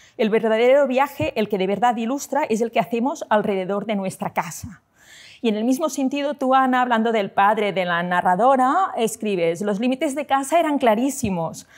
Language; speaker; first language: Spanish; non-native, local second language; Catalan